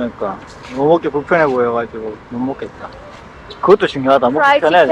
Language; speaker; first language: Korean; native; Korean